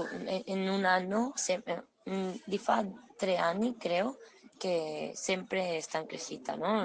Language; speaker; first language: Italian; non-native, learner; Spanish